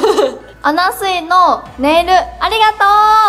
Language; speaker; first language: Japanese; native; Japanese